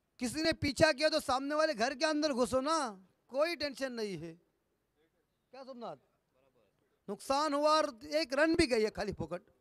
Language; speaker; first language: Hindi; non-native, local second language; Marathi